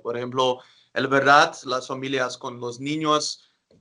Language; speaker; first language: Spanish; non-native, learner; Dutch